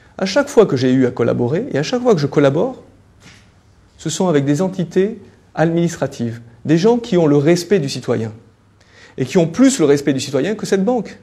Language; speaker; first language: French; native; French